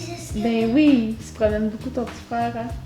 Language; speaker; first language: French; native; French